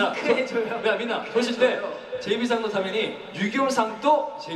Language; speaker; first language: Japanese; non-native, learner; Korean